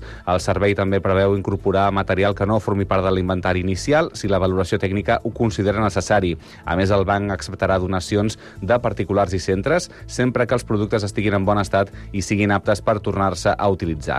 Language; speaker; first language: Catalan; native; Catalan